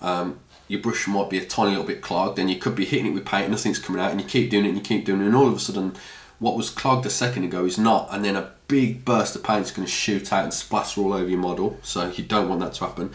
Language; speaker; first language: English; native; English